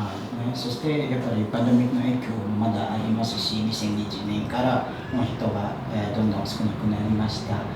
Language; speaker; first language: Japanese; non-native, fluent; Indonesian